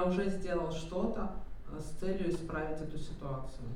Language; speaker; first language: Russian; native; Russian